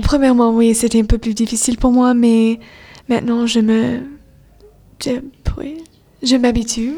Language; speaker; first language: French; non-native, fluent; English